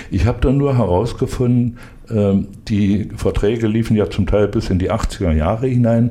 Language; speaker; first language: German; native; German